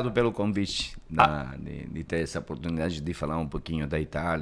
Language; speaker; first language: Portuguese; non-native, fluent; Italian